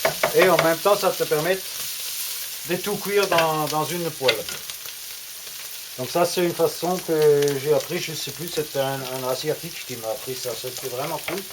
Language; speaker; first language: French; non-native, fluent; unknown